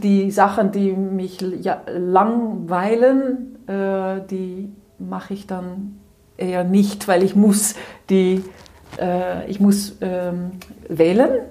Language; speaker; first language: German; non-native, fluent; Dutch